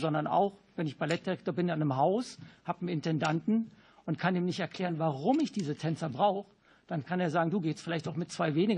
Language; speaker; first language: German; native; German